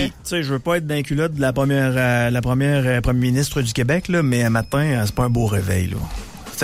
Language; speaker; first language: French; native; French